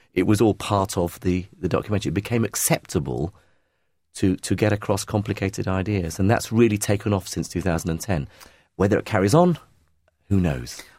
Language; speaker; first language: English; early bilingual, other home language; Arabic